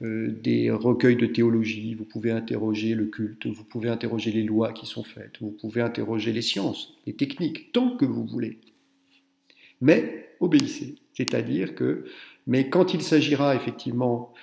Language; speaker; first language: French; native; French